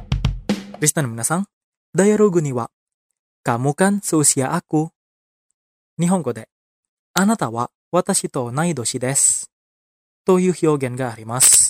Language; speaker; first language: Japanese; non-native, fluent; Indonesian